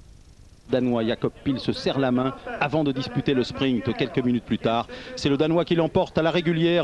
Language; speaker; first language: French; native; French